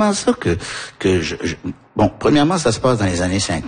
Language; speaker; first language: French; early bilingual, heritage; French